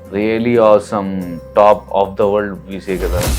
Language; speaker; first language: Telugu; non-native, learner; Hindi